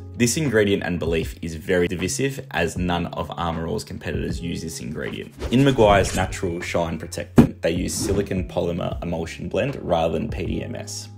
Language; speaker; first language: English; native; English